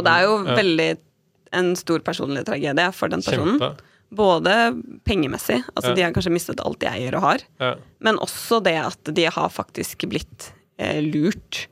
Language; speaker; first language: Norwegian; native; Norwegian